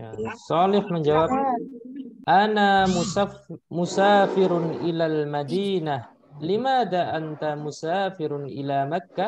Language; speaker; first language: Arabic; non-native, fluent; Indonesian